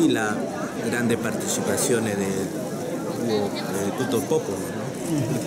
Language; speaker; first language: Italian; non-native, fluent; Spanish